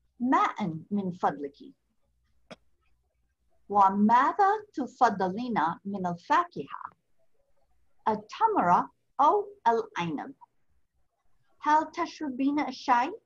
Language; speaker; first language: Arabic; non-native, fluent; English